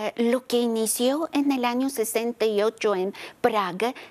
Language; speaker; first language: Spanish; non-native, fluent; Bulgarian